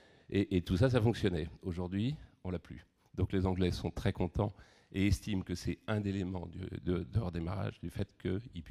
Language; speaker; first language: French; native; French